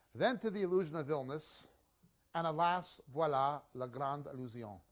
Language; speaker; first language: English; native; English